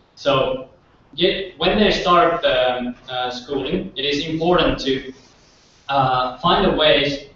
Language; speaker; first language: English; non-native, fluent; Finnish